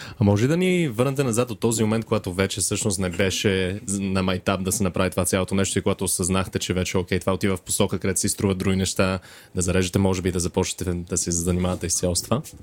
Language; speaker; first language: Bulgarian; native; Bulgarian